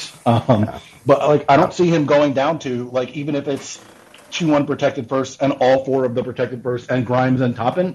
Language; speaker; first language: English; native; English